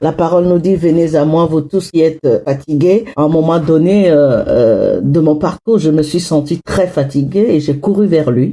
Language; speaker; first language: French; non-native, local second language; Hausa